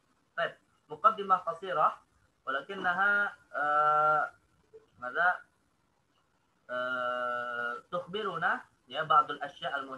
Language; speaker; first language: Arabic; non-native, fluent; Indonesian